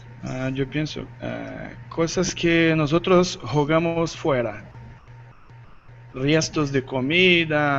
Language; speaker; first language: Spanish; non-native, learner; Portuguese